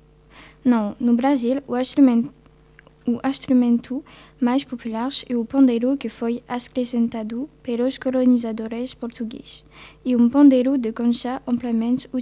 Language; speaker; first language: Portuguese; non-native, learner; French